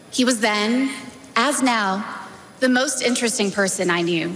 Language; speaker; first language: English; native; English